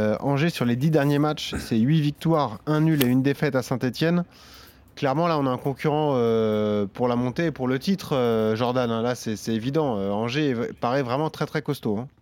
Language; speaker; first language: French; native; French